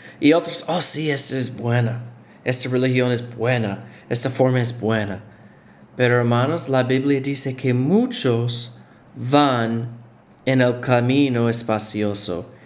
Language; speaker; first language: Spanish; non-native, fluent; English